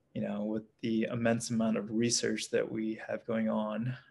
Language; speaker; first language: English; native; English